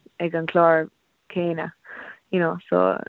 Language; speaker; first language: Irish; non-native, local second language; English